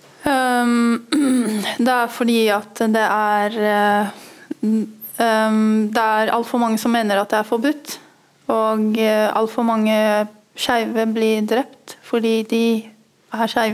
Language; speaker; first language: Norwegian; early bilingual, other home language; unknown